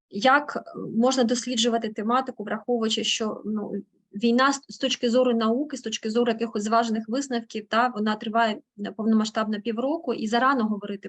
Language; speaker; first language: Ukrainian; native; Ukrainian